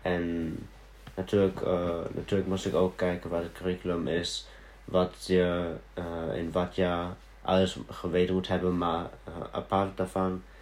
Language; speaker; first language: Dutch; early bilingual, heritage; Dutch